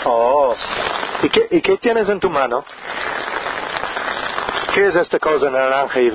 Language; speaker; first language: Spanish; non-native, learner; English